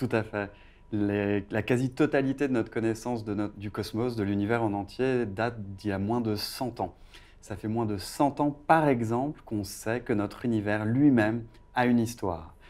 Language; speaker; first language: French; native; French